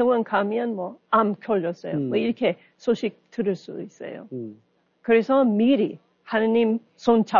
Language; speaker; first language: Korean; non-native, learner; English